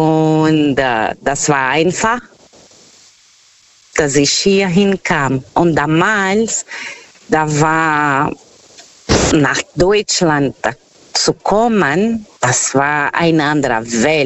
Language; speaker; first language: German; non-native, fluent; Portuguese